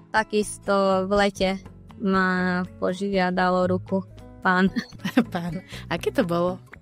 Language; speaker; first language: Slovak; non-native, local second language; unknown